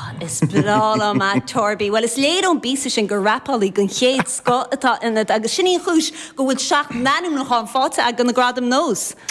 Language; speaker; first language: Irish; native; Irish